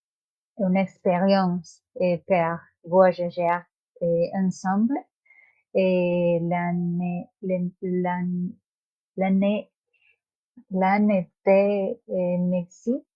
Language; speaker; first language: French; non-native, learner; Spanish